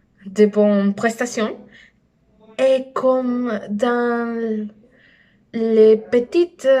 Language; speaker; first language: French; non-native, learner; Spanish